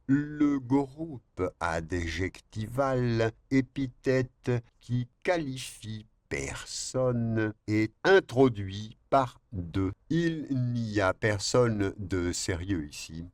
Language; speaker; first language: French; non-native, fluent; Spanish